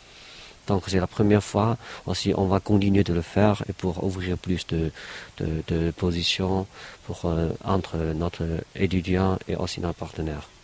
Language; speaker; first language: French; non-native, fluent; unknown